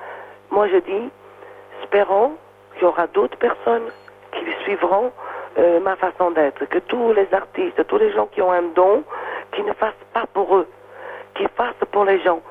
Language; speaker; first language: French; non-native, fluent; Portuguese